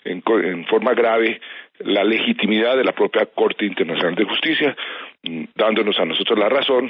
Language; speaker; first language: Spanish; native; Spanish